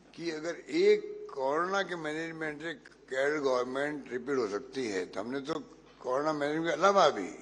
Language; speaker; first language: Hindi; native; Hindi